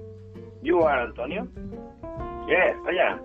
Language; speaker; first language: English; non-native, learner; Spanish